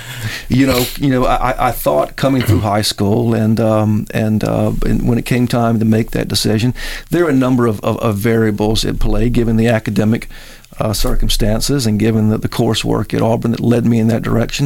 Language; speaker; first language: English; native; English